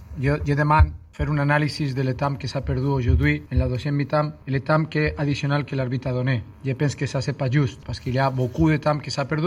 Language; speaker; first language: French; non-native, learner; Spanish